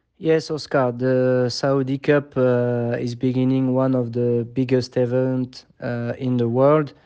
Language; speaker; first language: English; non-native, fluent; French